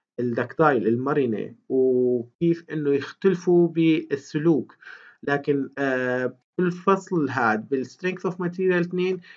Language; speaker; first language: Arabic; native; Arabic